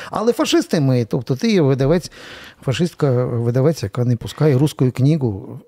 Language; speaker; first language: Ukrainian; native; Ukrainian